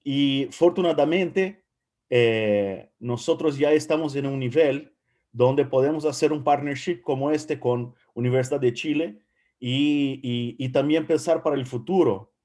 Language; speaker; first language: Spanish; non-native, fluent; Portuguese